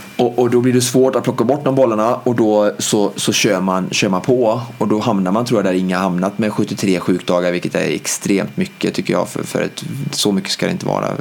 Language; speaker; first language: Swedish; native; Swedish